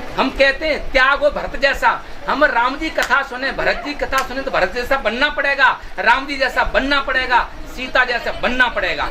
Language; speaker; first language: Hindi; native; Hindi